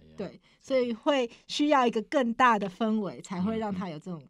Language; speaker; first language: Chinese; native; Chinese